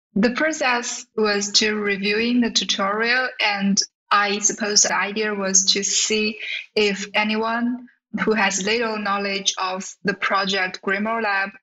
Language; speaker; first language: English; non-native, fluent; Chinese